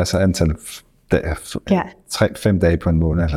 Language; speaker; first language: Danish; native; Danish